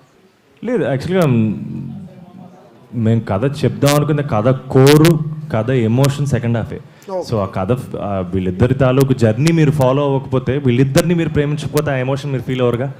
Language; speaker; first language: Telugu; native; Telugu